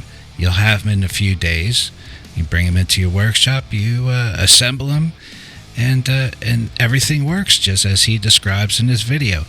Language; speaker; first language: English; native; English